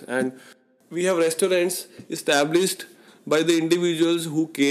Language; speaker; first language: English; non-native, local second language; Punjabi